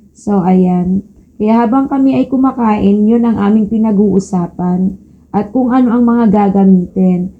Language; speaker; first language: Filipino; native; Filipino